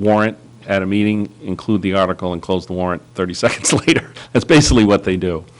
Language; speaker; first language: English; native; English